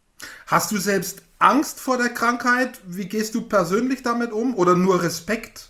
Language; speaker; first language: German; native; German